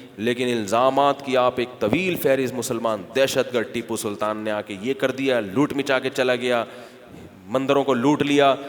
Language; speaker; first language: Urdu; native; Urdu